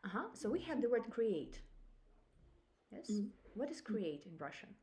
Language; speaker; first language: English; non-native, fluent; Russian